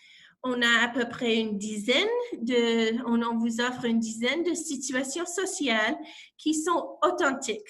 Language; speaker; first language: French; non-native, local second language; English